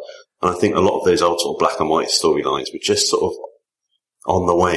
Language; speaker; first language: English; native; English